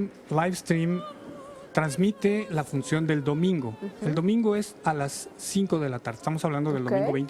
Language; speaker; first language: Spanish; native; Spanish